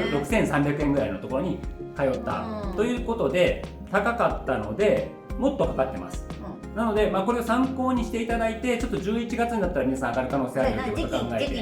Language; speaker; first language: Japanese; native; Japanese